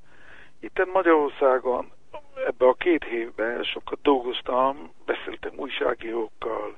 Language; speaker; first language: Hungarian; early bilingual, heritage; Hebrew